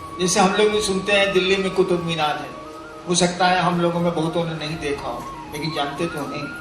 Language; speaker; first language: Hindi; native; Hindi